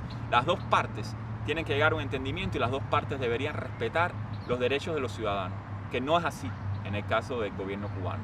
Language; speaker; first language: Spanish; native; Spanish